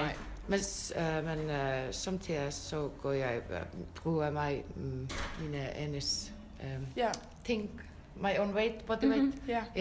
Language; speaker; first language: Danish; non-native, learner; Icelandic